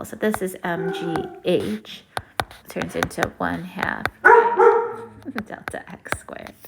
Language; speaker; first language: English; native; English